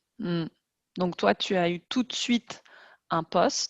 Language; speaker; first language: French; native; French